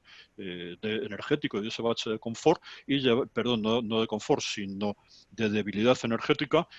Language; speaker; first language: Spanish; native; Spanish